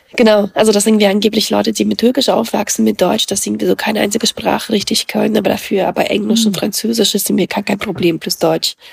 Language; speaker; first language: German; early bilingual, other home language; Russian